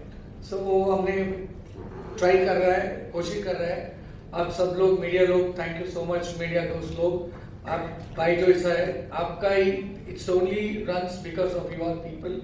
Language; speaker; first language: Hindi; non-native, learner; Kannada